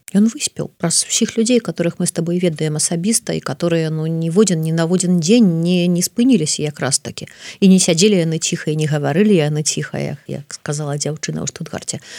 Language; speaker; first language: Belarusian; non-native, local second language; Russian